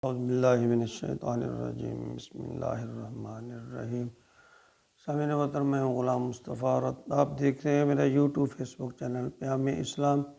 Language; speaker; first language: Urdu; native; Urdu